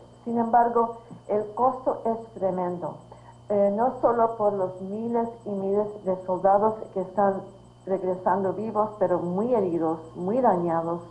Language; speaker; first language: Spanish; early bilingual, heritage; Spanish